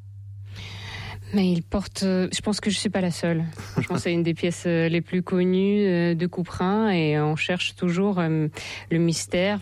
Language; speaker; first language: French; non-native, fluent; Russian